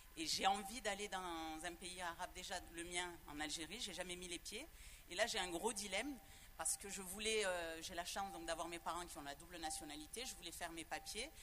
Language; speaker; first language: French; native; French